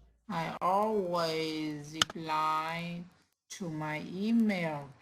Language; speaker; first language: English; non-native, learner; Vietnamese